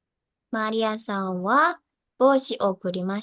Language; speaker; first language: Japanese; non-native, learner; Indonesian